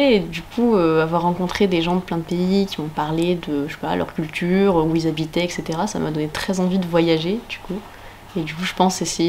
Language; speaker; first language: French; native; French